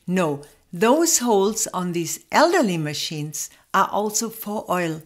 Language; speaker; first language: English; non-native, fluent; German